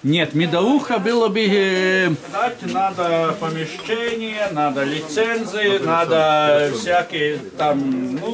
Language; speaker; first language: Russian; non-native, learner; Latvian